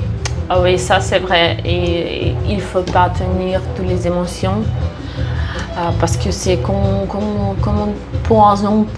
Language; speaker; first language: French; non-native, fluent; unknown